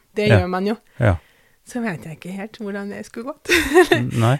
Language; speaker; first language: Norwegian; non-native, fluent; German